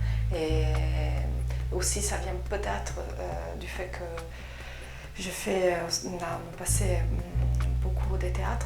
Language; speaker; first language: French; non-native, fluent; Italian